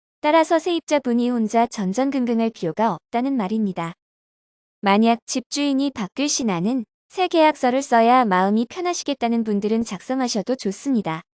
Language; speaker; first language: Korean; native; Korean